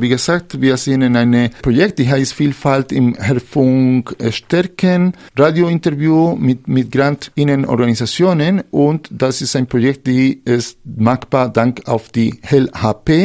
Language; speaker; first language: German; non-native, fluent; Spanish